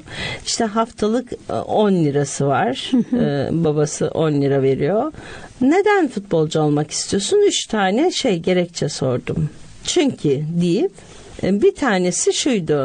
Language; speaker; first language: Turkish; native; Turkish